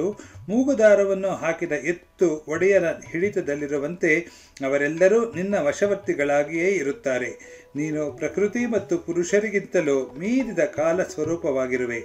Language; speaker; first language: Kannada; native; Kannada